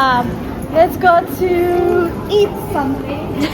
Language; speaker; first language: English; non-native, fluent; Spanish